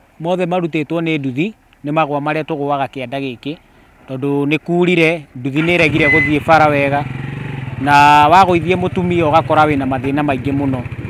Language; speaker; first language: Kikuyu; native; Kikuyu